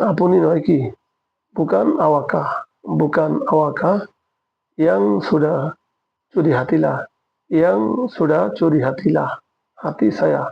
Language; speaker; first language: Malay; non-native, fluent; Bangla